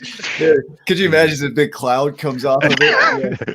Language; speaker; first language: English; native; English